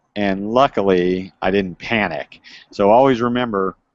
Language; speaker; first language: English; native; English